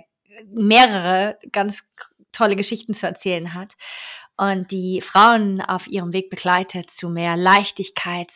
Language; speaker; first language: German; native; German